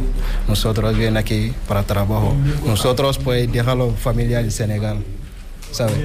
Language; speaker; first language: Spanish; non-native, learner; Wolof